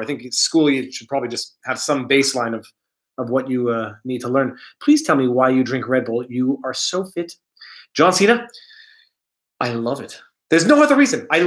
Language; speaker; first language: English; native; English